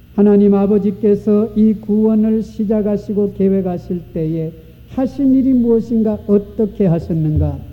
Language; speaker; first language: Korean; native; Korean